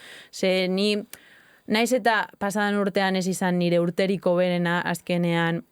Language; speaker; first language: Basque; native; Basque